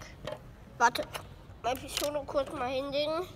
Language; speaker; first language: German; native; German